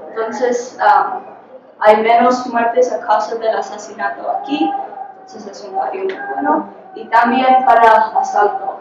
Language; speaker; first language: Spanish; non-native, fluent; English